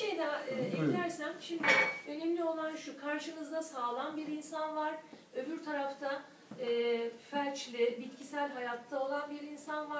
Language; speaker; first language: Turkish; native; Turkish